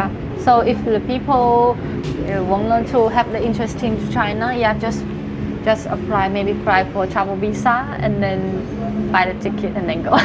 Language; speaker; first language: English; non-native, fluent; Chinese